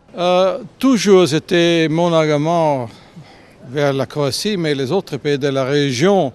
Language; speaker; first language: French; non-native, fluent; German